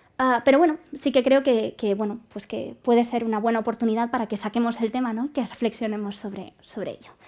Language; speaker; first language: Spanish; native; Spanish